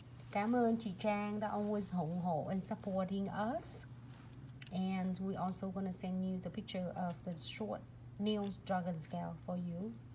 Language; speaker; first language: English; non-native, fluent; Vietnamese